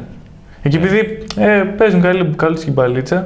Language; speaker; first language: Greek; native; Greek